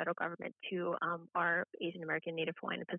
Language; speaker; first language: English; native; English